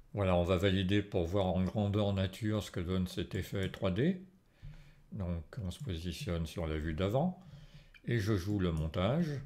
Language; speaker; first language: French; native; French